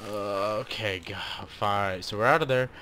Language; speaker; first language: English; native; English